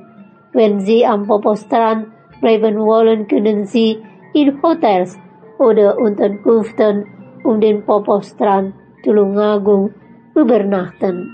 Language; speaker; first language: German; non-native, fluent; Indonesian